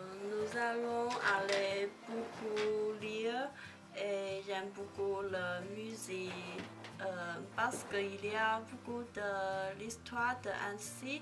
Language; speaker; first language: French; non-native, learner; Chinese